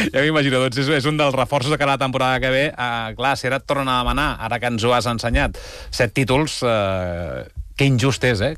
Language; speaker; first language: Catalan; native; Catalan